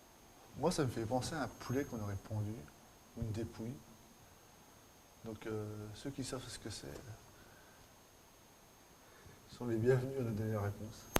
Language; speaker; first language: French; native; French